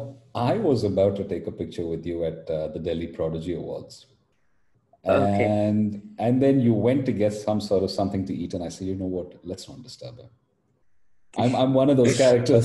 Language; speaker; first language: English; non-native, local second language; Tamil